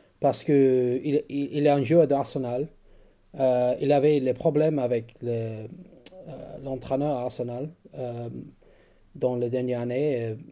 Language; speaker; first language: French; non-native, learner; English